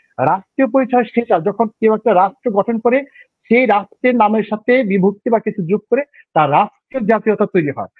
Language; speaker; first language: Bangla; native; Bangla